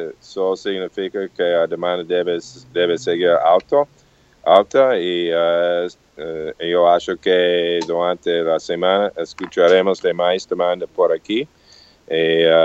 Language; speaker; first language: Portuguese; non-native, learner; English